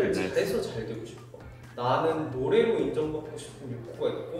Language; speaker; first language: Korean; native; Korean